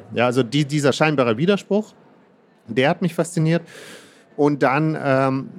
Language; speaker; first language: German; early bilingual, other home language; Russian